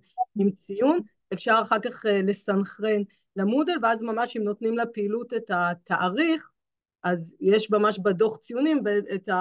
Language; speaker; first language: Hebrew; native; Hebrew